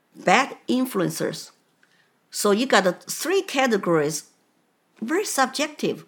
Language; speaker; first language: English; non-native, fluent; Chinese